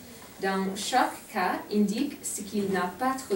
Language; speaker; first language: French; non-native, fluent; English